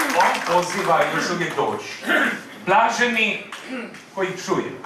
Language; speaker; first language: Croatian; native; Croatian